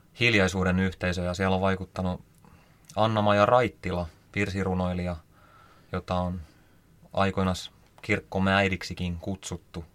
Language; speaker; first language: Finnish; native; Finnish